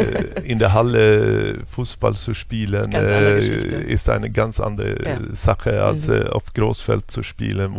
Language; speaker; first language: German; non-native, fluent; Swedish